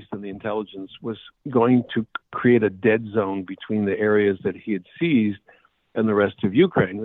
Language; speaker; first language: English; native; English